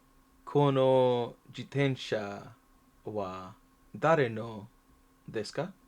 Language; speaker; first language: Japanese; non-native, learner; English